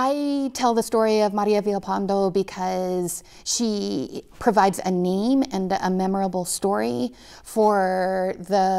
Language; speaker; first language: English; native; English